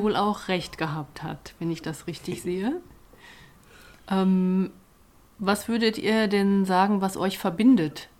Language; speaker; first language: German; native; German